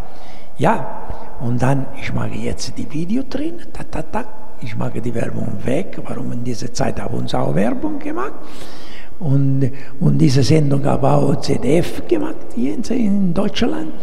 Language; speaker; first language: German; non-native, learner; Italian